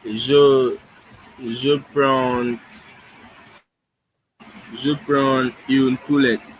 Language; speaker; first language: French; non-native, learner; English